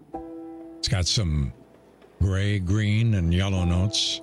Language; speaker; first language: English; native; English